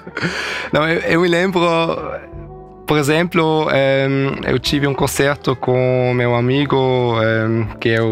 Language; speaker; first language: Portuguese; early bilingual, heritage; Portuguese